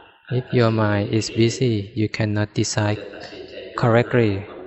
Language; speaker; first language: English; non-native, fluent; Thai